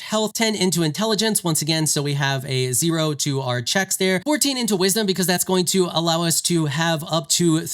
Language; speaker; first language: English; native; English